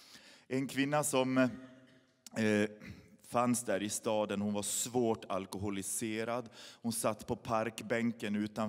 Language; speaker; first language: Swedish; native; Swedish